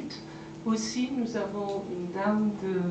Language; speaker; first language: French; non-native, fluent; Persian